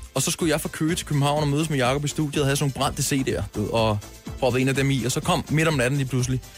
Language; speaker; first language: Danish; native; Danish